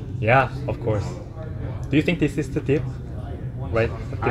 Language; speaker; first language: English; non-native, fluent; Korean